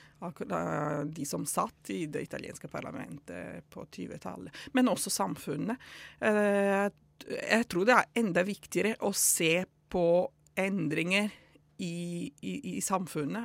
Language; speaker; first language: Norwegian; non-native, fluent; Italian